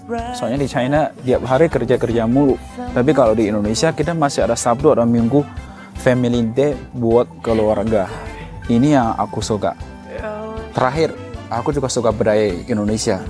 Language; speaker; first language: Indonesian; non-native, fluent; Chinese